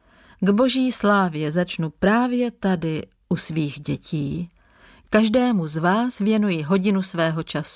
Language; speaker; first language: Czech; native; Czech